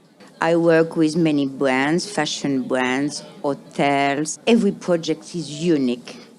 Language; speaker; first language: English; non-native, fluent; French